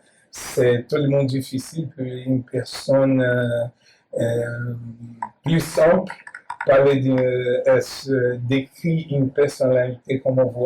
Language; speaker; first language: French; non-native, learner; Portuguese